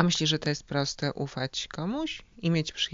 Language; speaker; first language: Polish; native; Polish